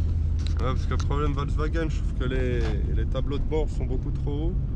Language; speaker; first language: French; native; French